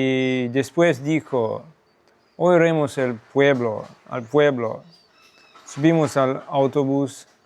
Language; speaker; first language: Spanish; non-native, fluent; Russian